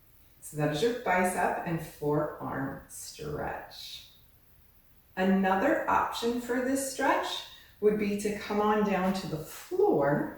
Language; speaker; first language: English; native; English